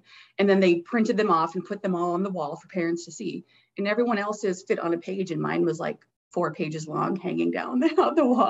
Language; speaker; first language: English; native; English